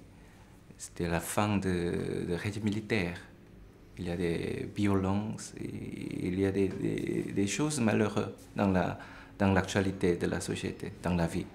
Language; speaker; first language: French; non-native, fluent; Korean